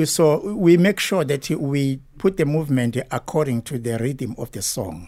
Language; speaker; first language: English; non-native, local second language; Zulu